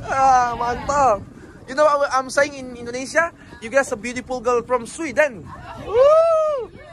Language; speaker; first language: English; non-native, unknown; Indonesian